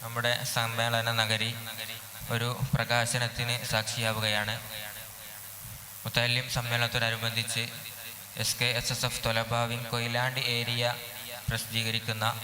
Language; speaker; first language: Malayalam; native; Malayalam